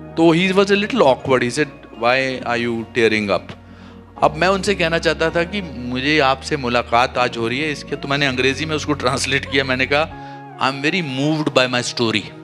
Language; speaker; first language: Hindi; native; Hindi